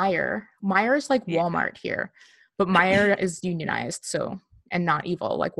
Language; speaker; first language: English; native; English